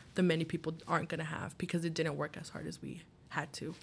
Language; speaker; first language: English; native; English